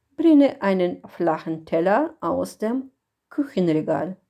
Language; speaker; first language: German; non-native, fluent; Russian